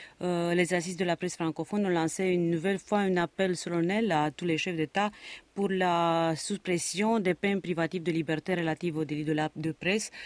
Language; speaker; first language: French; non-native, fluent; Romanian